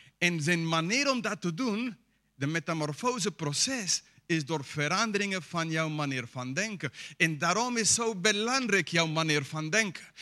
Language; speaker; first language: Dutch; non-native, fluent; English